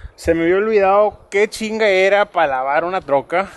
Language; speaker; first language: Spanish; early bilingual, heritage; Spanish